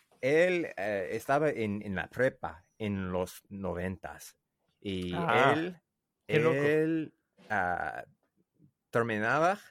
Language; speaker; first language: Spanish; non-native, learner; English